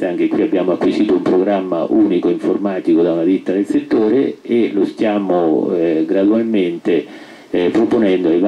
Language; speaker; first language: Italian; native; Italian